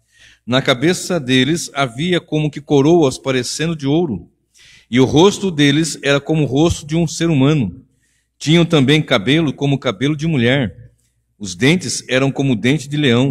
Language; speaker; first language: Portuguese; native; Portuguese